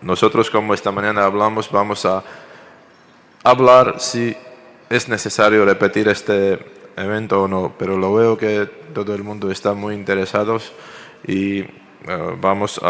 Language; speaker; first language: Spanish; non-native, fluent; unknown